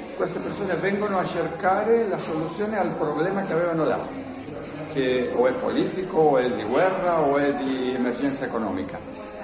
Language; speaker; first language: Italian; non-native, fluent; Spanish